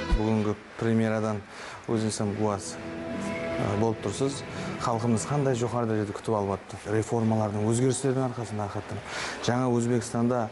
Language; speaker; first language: Uzbek; non-native, local second language; Kara-Kalpak